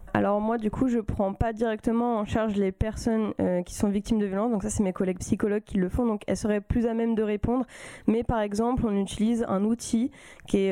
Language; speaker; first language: French; native; French